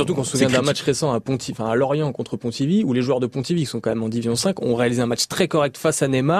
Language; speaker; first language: French; native; French